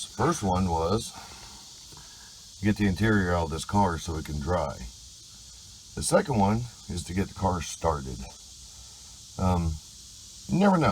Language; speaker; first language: English; native; English